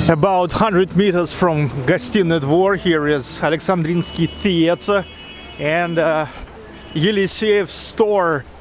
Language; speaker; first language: English; non-native, learner; Russian